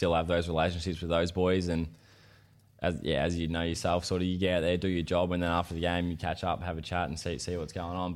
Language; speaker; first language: English; native; English